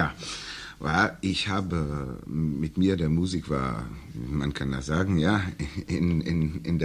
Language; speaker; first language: German; non-native, learner; English